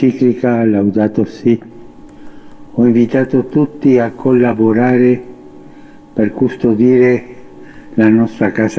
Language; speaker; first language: Italian; early bilingual, heritage; Spanish